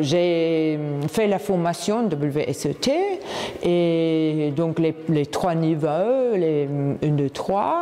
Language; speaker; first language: French; non-native, fluent; English